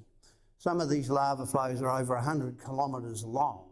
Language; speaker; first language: English; native; English